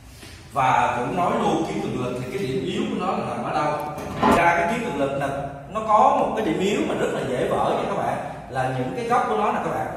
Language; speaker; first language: Vietnamese; native; Vietnamese